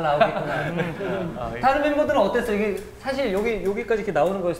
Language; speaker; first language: Korean; native; Korean